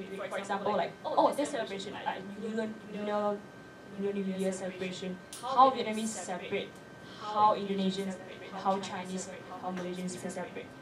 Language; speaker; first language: English; non-native, fluent; Vietnamese